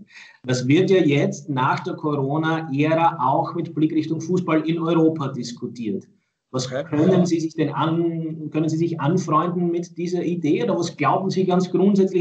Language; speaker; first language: German; native; German